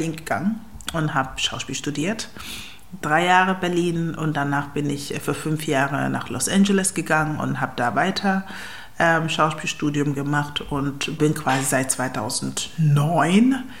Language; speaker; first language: German; early bilingual, other home language; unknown